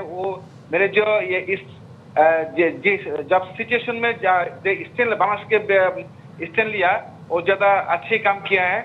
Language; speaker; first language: Hindi; non-native, fluent; Bangla